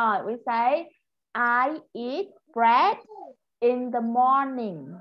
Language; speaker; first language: English; non-native, fluent; Vietnamese